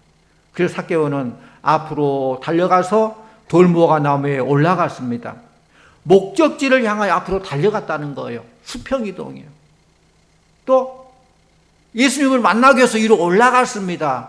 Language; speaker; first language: Korean; native; Korean